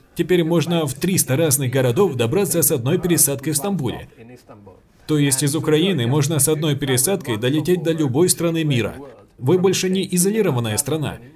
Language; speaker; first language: Russian; non-native, fluent; Swedish